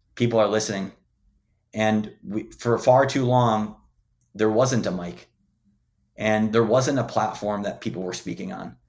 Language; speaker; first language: English; native; English